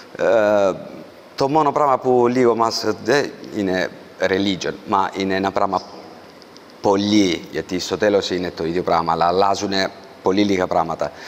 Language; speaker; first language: Greek; early bilingual, heritage; Greek